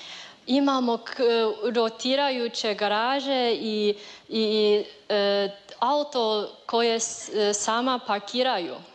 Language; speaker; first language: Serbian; non-native, learner; Chinese